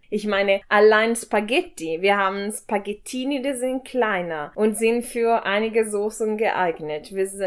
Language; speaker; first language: German; non-native, fluent; Italian